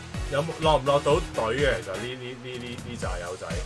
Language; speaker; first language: Cantonese; early bilingual, heritage; Cantonese